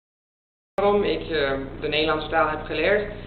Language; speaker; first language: Dutch; non-native, learner; Italian